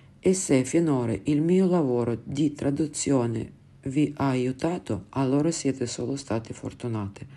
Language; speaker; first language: Italian; non-native, fluent; Russian